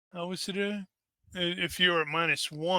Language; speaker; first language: English; native; English